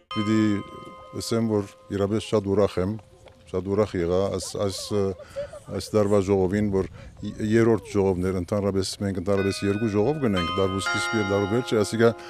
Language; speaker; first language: Armenian; early bilingual, heritage; Armenian